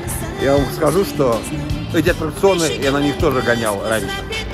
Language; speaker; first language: Russian; native; Russian